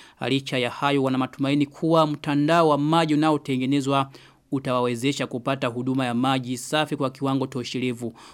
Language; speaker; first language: Swahili; non-native, local second language; Rundi